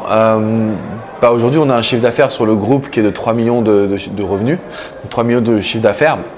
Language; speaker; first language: French; native; French